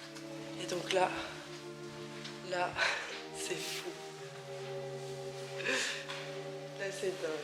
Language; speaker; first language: French; native; French